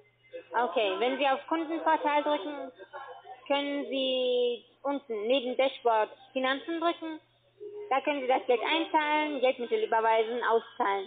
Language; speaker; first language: German; non-native, fluent; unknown